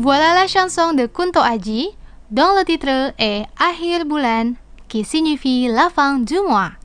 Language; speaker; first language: French; non-native, fluent; Indonesian